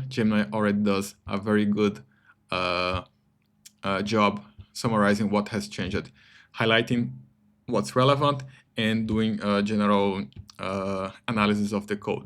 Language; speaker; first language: English; non-native, fluent; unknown